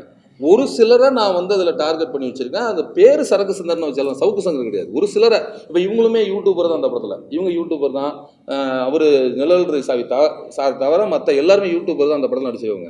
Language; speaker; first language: Tamil; native; Tamil